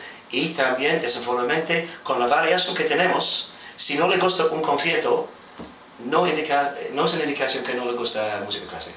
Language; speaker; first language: Spanish; non-native, fluent; English